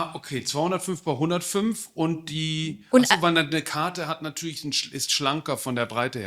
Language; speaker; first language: German; native; German